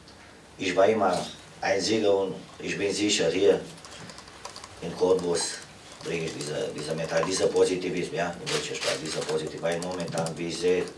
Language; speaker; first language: German; non-native, fluent; Romanian